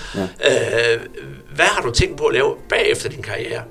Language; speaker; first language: Danish; native; Danish